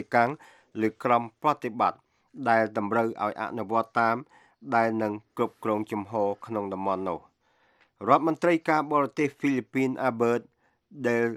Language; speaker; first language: Khmer; native; Khmer